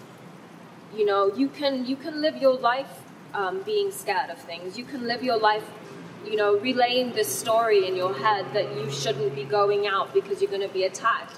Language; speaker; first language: English; non-native, fluent; Thai